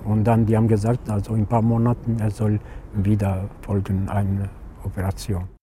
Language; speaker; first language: German; non-native, learner; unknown